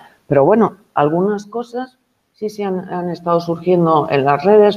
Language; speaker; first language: Spanish; native; Spanish